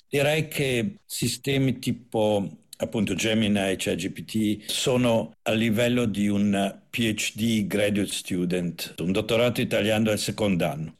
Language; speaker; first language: Italian; native; Italian